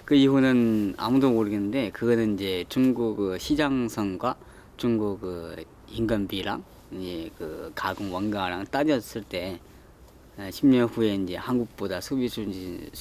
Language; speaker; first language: Korean; non-native, fluent; Chinese